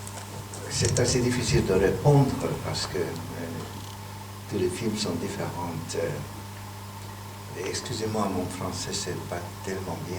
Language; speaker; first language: French; non-native, fluent; Hungarian